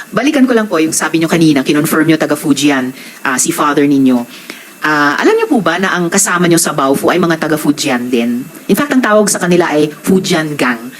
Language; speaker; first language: Filipino; native; Filipino